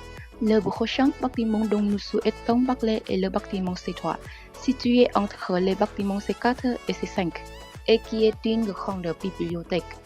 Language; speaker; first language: French; non-native, learner; Vietnamese